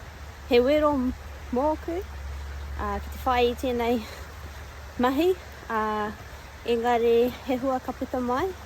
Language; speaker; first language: Māori; non-native, local second language; English